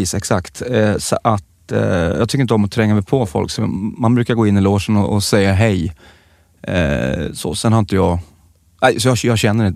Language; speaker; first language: Swedish; native; Swedish